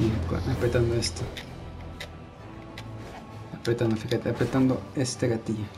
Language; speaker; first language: Spanish; native; Spanish